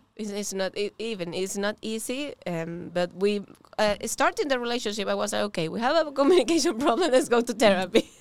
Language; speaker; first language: English; non-native, learner; Spanish